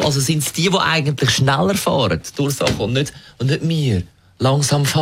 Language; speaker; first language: German; native; German